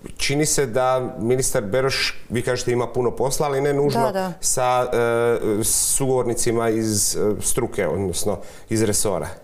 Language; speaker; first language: Croatian; native; Croatian